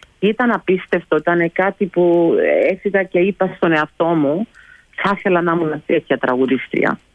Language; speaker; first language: Greek; early bilingual, heritage; Greek